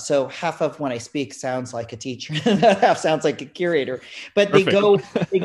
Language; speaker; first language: English; native; English